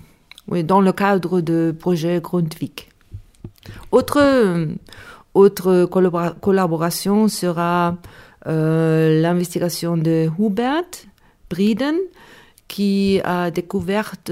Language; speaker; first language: French; non-native, learner; Spanish